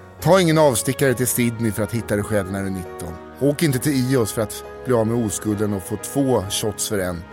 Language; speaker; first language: Swedish; native; Swedish